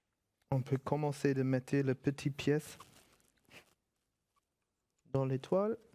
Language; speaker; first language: French; non-native, fluent; German